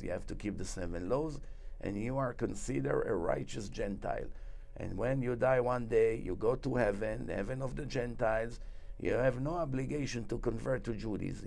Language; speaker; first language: English; non-native, fluent; Hebrew